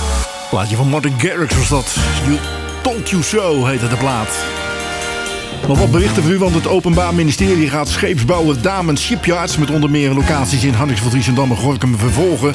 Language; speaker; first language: Dutch; native; Dutch